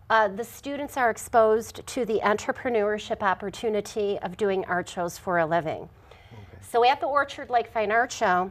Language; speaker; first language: English; native; English